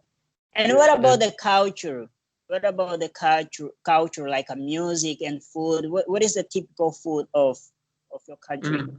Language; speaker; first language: English; non-native, learner; Portuguese